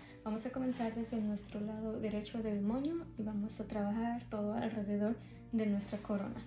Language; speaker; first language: Spanish; early bilingual, heritage; Spanish